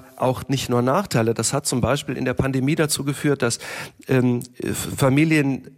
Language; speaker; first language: German; native; German